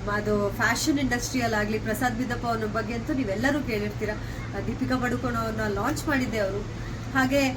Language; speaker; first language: Kannada; non-native, local second language; Kodava